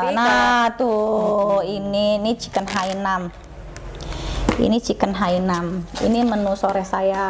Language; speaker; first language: Indonesian; native; Indonesian